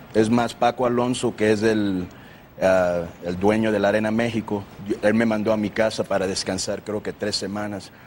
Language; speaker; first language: Spanish; early bilingual, heritage; Spanish